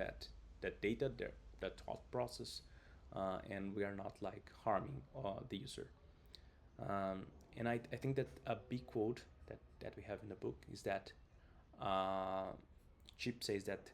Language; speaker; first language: English; non-native, fluent; Portuguese